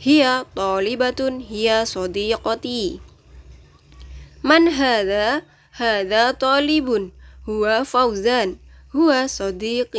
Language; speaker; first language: Arabic; non-native, fluent; Indonesian